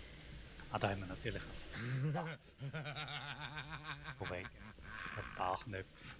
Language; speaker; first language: German; native; German